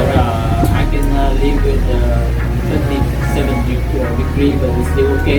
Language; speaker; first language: English; non-native, learner; Vietnamese